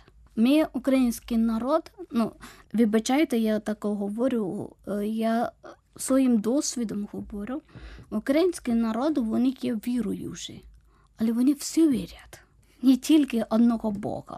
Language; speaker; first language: Ukrainian; non-native, fluent; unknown